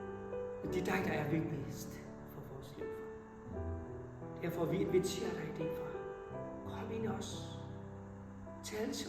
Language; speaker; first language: Danish; non-native, fluent; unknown